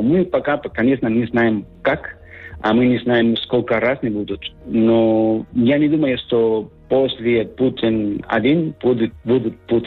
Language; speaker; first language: Russian; non-native, fluent; Spanish